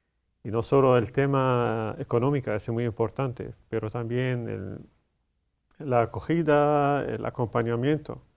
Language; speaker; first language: Spanish; non-native, learner; Arabic